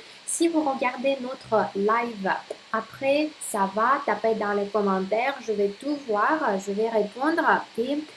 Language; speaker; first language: French; non-native, fluent; Russian